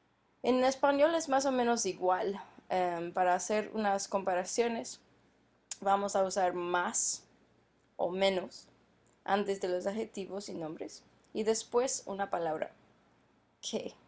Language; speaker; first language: Spanish; non-native, fluent; English